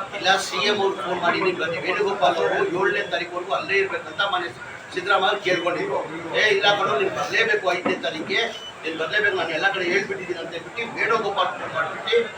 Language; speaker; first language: Kannada; non-native, local second language; Urdu